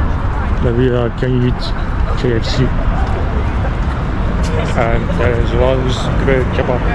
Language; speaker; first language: English; non-native, learner; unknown